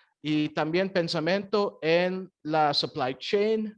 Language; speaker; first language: Spanish; non-native, fluent; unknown